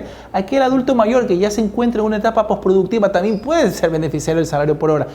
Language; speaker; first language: Spanish; native; Spanish